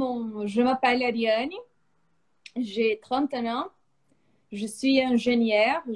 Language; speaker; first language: French; non-native, fluent; Portuguese